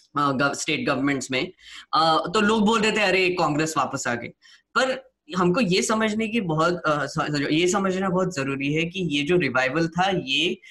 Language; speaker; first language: Hindi; non-native, local second language; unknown